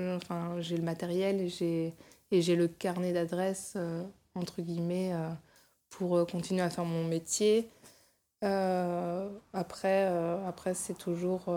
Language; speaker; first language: French; native; French